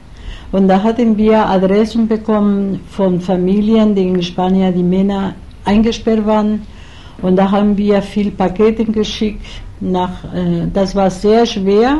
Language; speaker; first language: German; non-native, fluent; Spanish